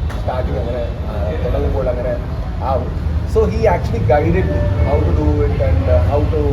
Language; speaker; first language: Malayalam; non-native, learner; Kannada